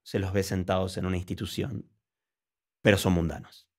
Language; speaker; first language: Spanish; native; Spanish